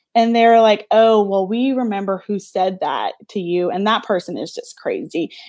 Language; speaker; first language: English; native; English